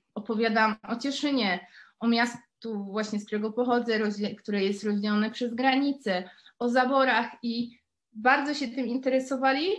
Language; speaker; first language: Polish; native; Polish